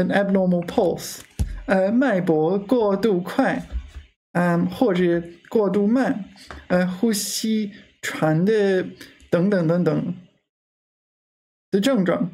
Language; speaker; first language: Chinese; non-native, learner; English